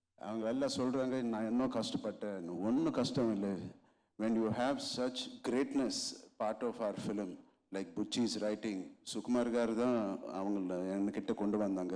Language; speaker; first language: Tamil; non-native, local second language; Telugu